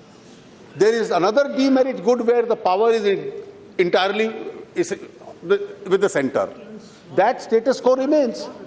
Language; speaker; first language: English; non-native, local second language; Hindi